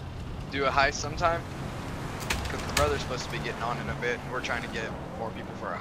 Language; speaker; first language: English; native; English